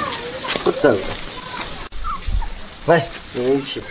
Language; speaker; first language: Chinese; native; Chinese